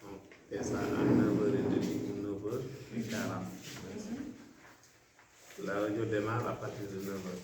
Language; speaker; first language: French; non-native, local second language; Fula